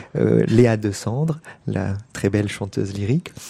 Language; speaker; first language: French; native; French